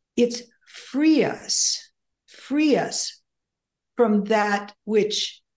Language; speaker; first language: English; early bilingual, other home language; Greek